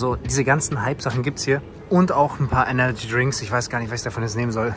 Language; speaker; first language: German; native; German